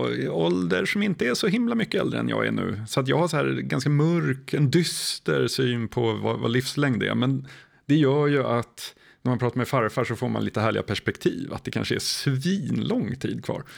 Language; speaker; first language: Swedish; native; Swedish